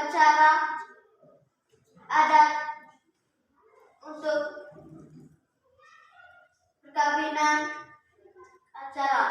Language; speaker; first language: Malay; non-native, local second language; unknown